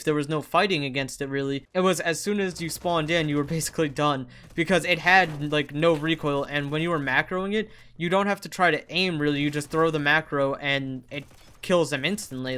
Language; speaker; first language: English; native; English